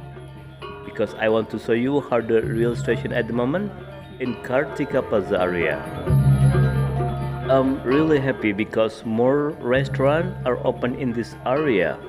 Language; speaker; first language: English; non-native, learner; Indonesian